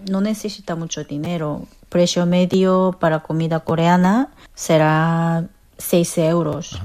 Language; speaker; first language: Spanish; non-native, fluent; Korean